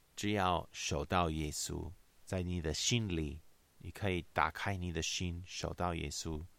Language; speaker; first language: Chinese; non-native, learner; English